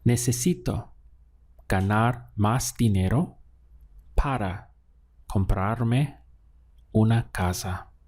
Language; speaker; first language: Spanish; non-native, fluent; English